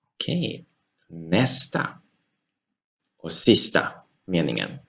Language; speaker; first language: Swedish; non-native, fluent; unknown